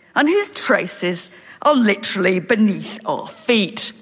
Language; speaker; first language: English; native; English